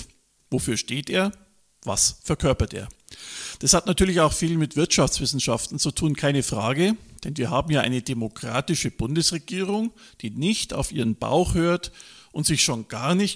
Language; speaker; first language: German; native; German